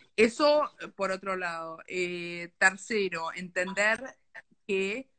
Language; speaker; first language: Spanish; native; Spanish